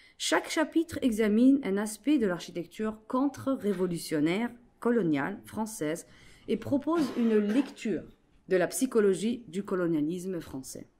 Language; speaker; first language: French; non-native, local second language; Arabic